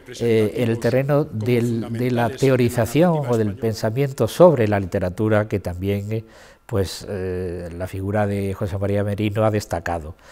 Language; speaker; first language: Spanish; native; Spanish